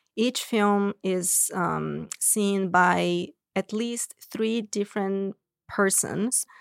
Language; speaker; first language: English; non-native, fluent; Portuguese